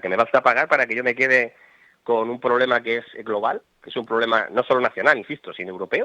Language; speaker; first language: Spanish; native; Spanish